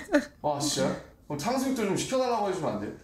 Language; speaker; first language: Korean; native; Korean